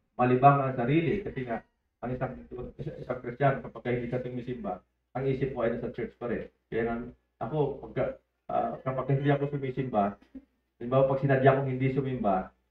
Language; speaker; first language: Filipino; native; Filipino